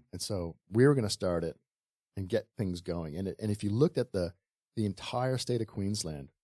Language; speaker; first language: English; native; English